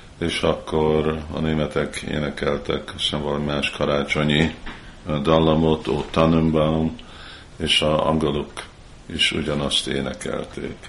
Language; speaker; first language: Hungarian; early bilingual, heritage; Hungarian